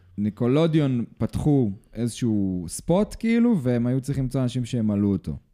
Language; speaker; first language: Hebrew; native; Hebrew